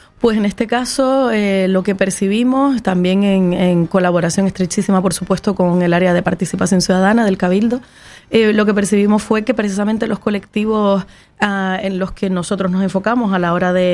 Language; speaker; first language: Spanish; native; Spanish